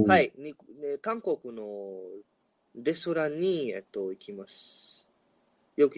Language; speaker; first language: Japanese; non-native, learner; Spanish